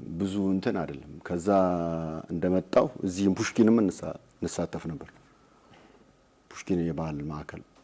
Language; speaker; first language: Amharic; native; Amharic